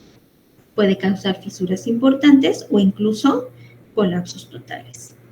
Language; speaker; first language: Spanish; native; Spanish